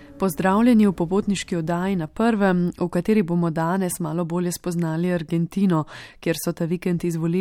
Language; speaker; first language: Slovenian; native; Slovenian